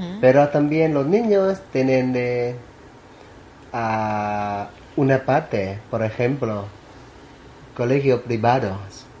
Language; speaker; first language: Spanish; non-native, learner; Thai